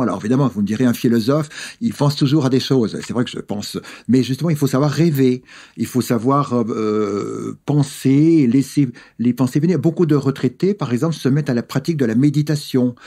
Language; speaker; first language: French; native; French